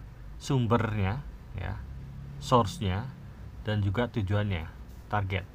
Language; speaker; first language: Indonesian; native; Indonesian